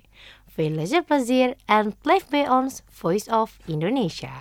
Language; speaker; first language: Dutch; non-native, fluent; Indonesian